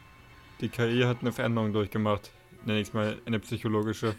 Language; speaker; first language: German; native; German